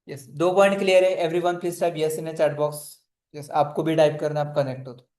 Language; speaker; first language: Hindi; non-native, local second language; Marathi